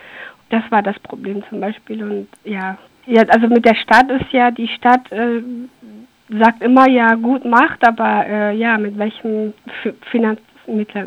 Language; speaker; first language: German; early bilingual, other home language; Persian